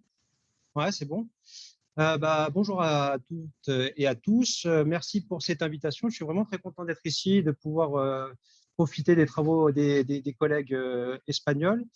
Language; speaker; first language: French; native; French